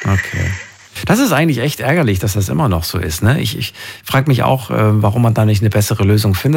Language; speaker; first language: German; native; German